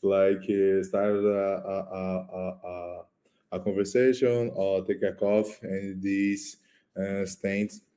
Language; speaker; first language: English; non-native, learner; Portuguese